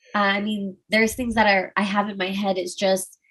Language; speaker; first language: English; native; English